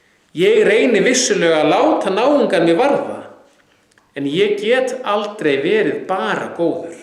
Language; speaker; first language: Icelandic; native; Icelandic